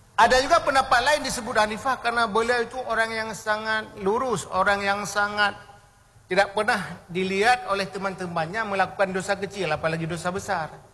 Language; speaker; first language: Indonesian; non-native, local second language; Achinese